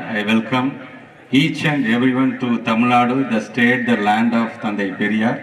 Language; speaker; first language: English; non-native, local second language; Tamil